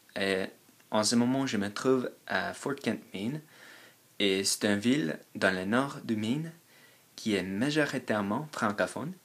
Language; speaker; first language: French; non-native, fluent; English